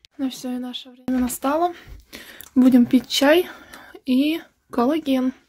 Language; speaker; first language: Russian; native; Russian